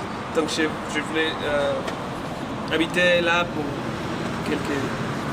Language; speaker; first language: French; non-native, learner; Spanish